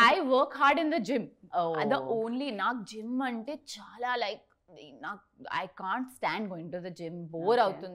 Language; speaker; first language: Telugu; non-native, learner; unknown